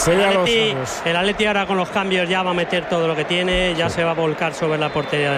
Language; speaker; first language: Spanish; native; Spanish